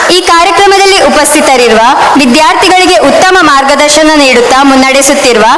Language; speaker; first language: Kannada; native; Kannada